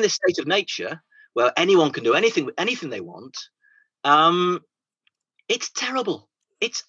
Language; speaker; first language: English; native; English